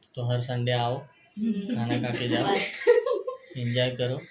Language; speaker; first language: Hindi; non-native, local second language; Marathi